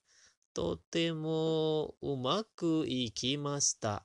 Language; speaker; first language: Japanese; non-native, learner; Indonesian